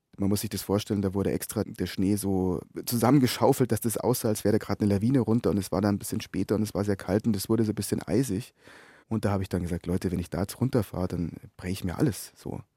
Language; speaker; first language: German; native; German